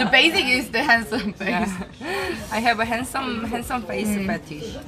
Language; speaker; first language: English; non-native, learner; Korean